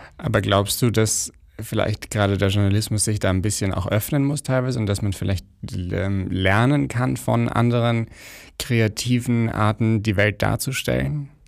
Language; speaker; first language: German; native; German